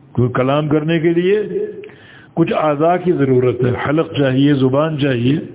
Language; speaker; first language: Urdu; native; Urdu